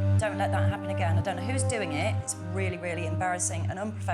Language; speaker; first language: English; native; English